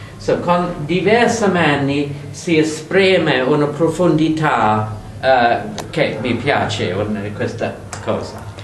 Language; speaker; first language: Italian; non-native, learner; English